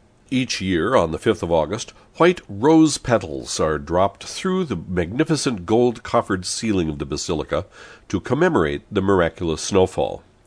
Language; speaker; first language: English; native; English